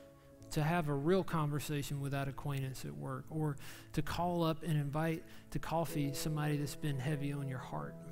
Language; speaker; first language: English; native; English